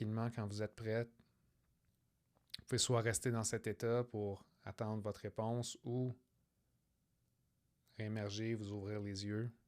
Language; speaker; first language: French; native; French